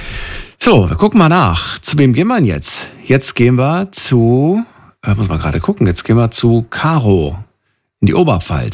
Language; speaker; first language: German; native; German